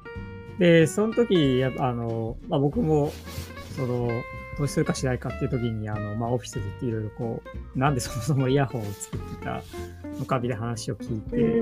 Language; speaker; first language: Japanese; native; Japanese